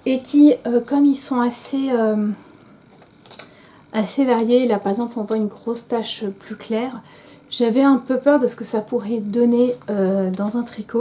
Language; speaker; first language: French; native; French